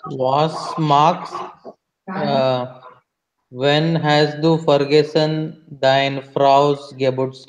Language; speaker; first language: German; non-native, learner; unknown